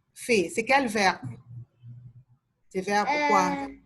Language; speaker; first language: French; non-native, fluent; Arabic